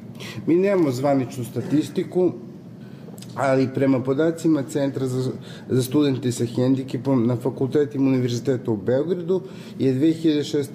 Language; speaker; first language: Serbian; native; Serbian